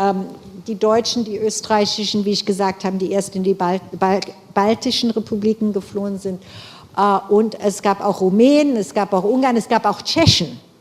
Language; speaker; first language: German; non-native, fluent; English